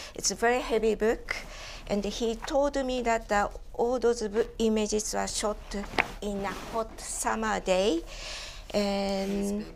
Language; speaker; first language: English; non-native, fluent; Japanese